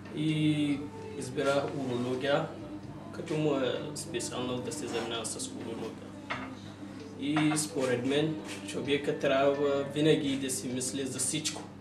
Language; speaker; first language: Bulgarian; non-native, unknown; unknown